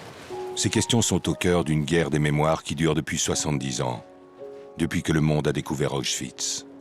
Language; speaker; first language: French; native; French